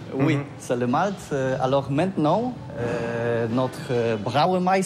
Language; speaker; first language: French; non-native, learner; Polish